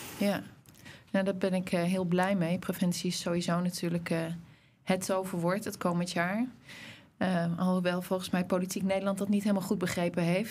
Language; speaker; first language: Dutch; native; Dutch